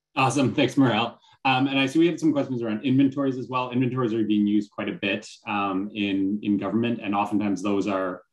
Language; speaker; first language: English; native; English